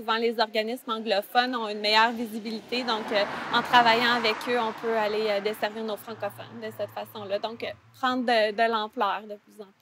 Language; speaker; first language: French; native; French